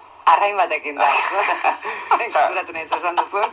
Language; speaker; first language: Basque; native; Basque